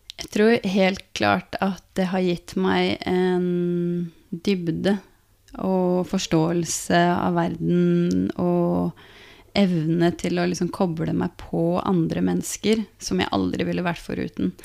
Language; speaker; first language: Norwegian; native; Norwegian